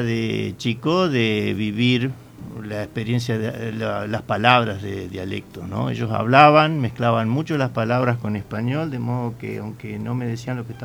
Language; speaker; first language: Spanish; native; Spanish